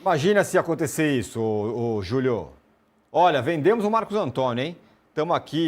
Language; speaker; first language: Portuguese; native; Portuguese